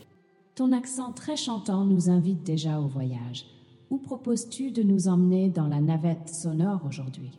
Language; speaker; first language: French; native; French